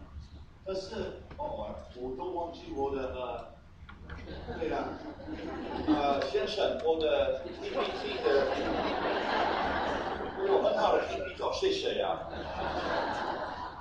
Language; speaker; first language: Chinese; non-native, fluent; English